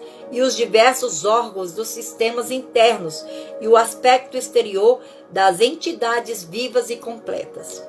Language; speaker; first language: Portuguese; native; Portuguese